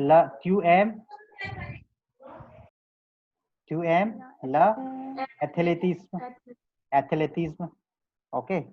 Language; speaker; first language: French; non-native, learner; Hindi